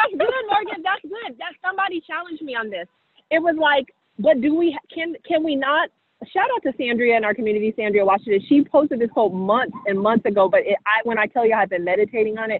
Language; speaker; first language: English; native; English